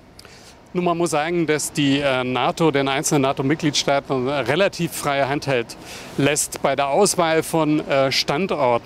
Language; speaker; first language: German; native; German